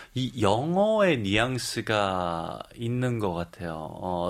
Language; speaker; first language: Korean; early bilingual, heritage; Korean